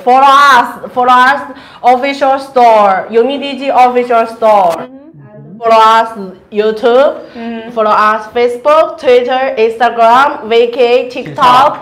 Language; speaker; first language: English; non-native, learner; Chinese